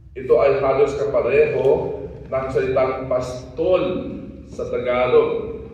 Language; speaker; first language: Filipino; non-native, local second language; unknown